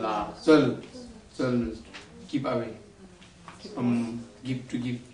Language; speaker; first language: English; non-native, learner; Tibetan